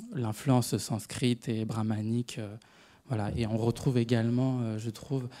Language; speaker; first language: French; non-native, fluent; Tamil